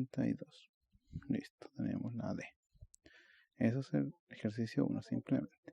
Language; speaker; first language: Spanish; native; Spanish